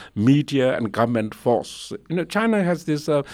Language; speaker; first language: English; non-native, local second language; Tibetan